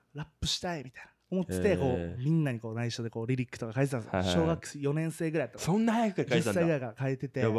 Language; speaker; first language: Japanese; native; Japanese